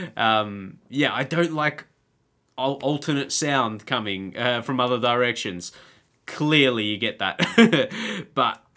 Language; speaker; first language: English; native; English